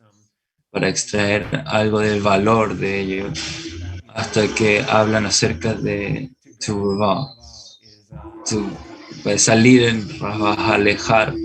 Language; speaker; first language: Spanish; non-native, fluent; English